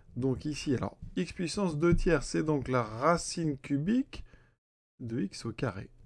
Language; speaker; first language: French; native; French